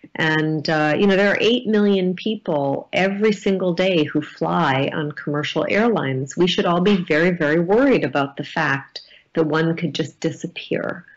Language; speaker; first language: English; native; English